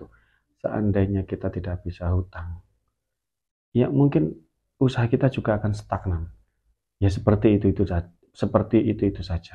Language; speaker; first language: Indonesian; native; Indonesian